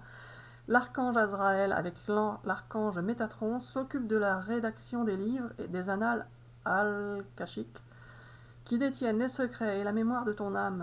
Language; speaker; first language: French; native; French